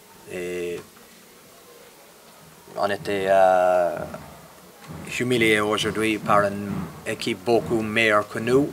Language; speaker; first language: French; non-native, fluent; English